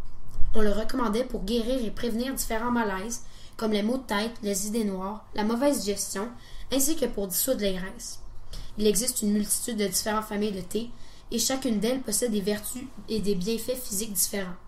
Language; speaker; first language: French; native; French